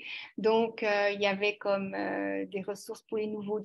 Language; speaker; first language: French; native; French